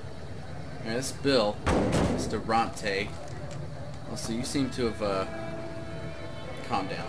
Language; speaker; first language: English; native; English